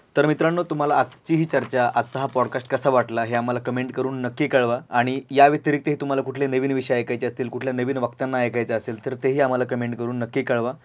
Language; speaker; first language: Marathi; native; Marathi